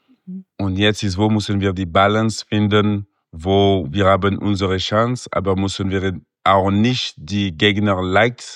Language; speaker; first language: German; non-native, local second language; French